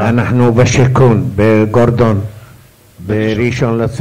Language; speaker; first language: Hebrew; non-native, fluent; Arabic